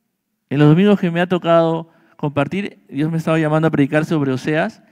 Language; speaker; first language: Spanish; native; Spanish